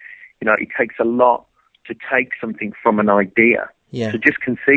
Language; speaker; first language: English; native; English